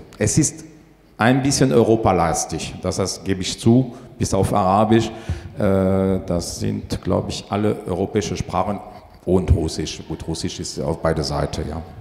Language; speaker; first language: German; non-native, fluent; French